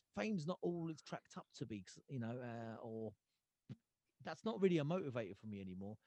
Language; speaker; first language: English; early bilingual, other home language; Punjabi